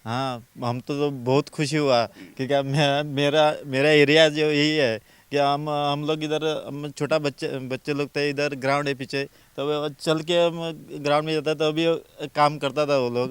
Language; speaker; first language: Hindi; non-native, local second language; Konkani